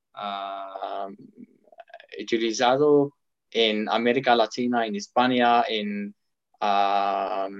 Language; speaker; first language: English; non-native, fluent; Arabic